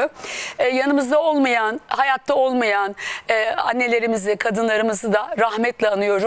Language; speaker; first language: Turkish; native; Turkish